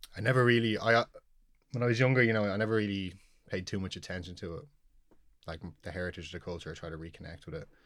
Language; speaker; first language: English; native; English